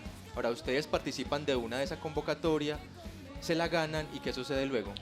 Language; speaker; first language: Spanish; native; Spanish